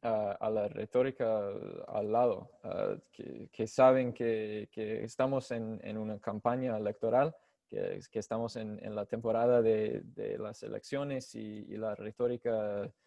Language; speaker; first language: Spanish; non-native, fluent; English